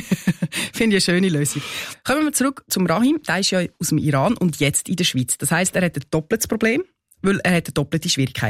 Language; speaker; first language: German; native; German